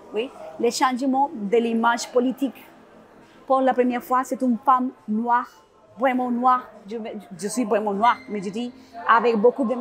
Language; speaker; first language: French; non-native, learner; Spanish